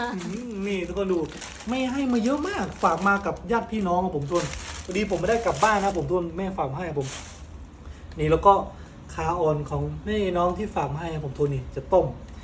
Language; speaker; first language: Thai; non-native, local second language; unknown